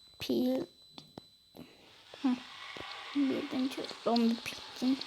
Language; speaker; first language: Turkish; native; Turkish